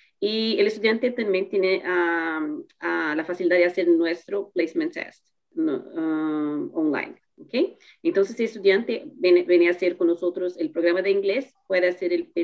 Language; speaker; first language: Spanish; non-native, fluent; Portuguese